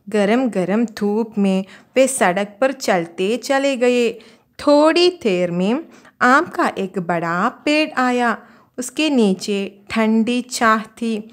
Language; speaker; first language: Hindi; non-native, local second language; Malayalam